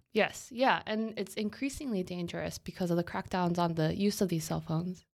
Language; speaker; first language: English; non-native, fluent; Korean